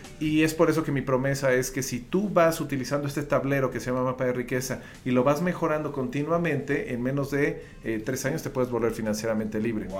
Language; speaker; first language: Spanish; native; Spanish